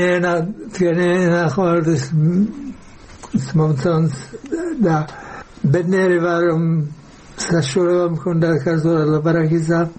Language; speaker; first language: Georgian; non-native, fluent; Czech